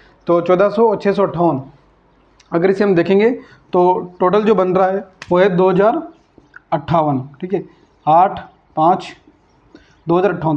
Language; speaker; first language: Hindi; native; Hindi